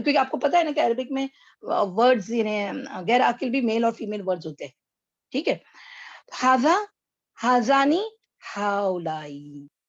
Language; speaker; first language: Urdu; native; Urdu